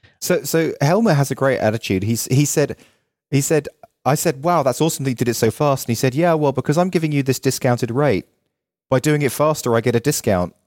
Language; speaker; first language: English; native; English